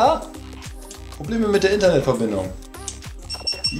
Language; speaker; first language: German; native; German